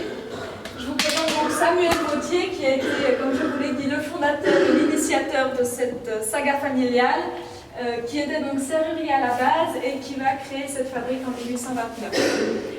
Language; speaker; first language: French; native; French